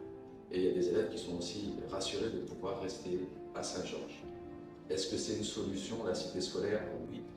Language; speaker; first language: French; native; French